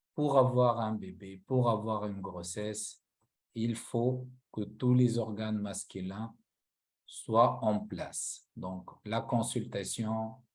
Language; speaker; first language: French; non-native, local second language; Arabic